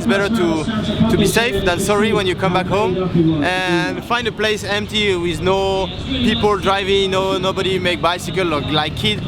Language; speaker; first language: English; non-native, learner; French